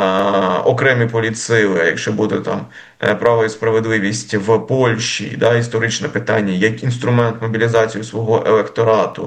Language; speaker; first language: Ukrainian; native; Ukrainian